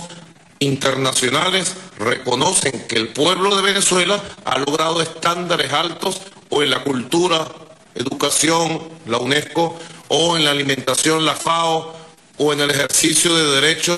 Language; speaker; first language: Spanish; native; Spanish